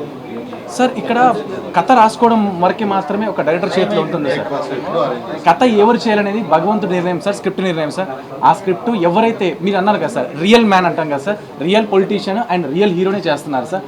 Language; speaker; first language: Telugu; native; Telugu